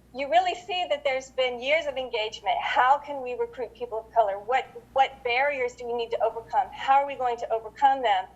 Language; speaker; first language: English; native; English